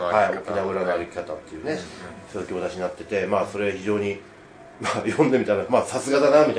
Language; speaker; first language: Japanese; native; Japanese